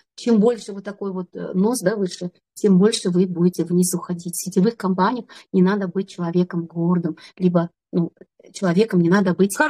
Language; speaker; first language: Russian; non-native, local second language; Kazakh